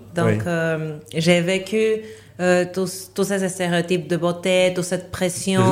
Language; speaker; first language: French; non-native, fluent; Spanish